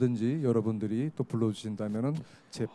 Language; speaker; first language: Korean; native; Korean